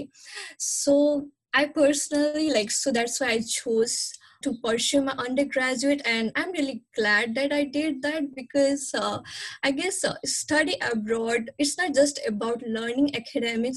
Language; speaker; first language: English; non-native, local second language; Nepali